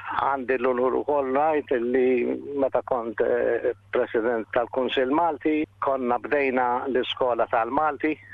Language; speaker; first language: Maltese; native; Maltese